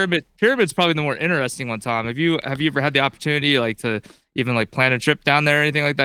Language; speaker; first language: English; native; English